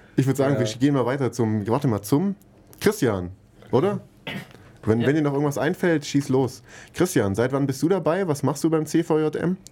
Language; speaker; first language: German; native; German